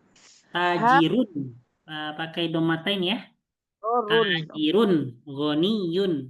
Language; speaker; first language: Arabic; non-native, fluent; Indonesian